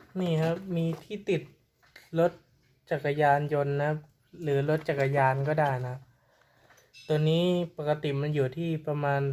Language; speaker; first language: Thai; native; Thai